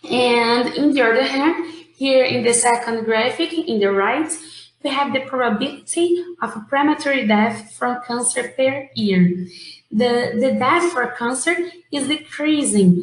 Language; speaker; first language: English; non-native, fluent; Portuguese